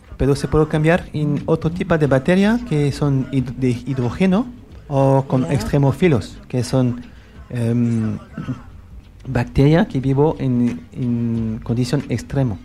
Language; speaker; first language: Spanish; non-native, learner; French